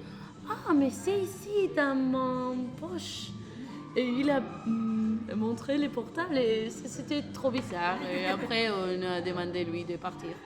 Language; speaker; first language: French; non-native, learner; Spanish